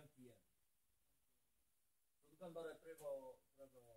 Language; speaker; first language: Norwegian; non-native, learner; Polish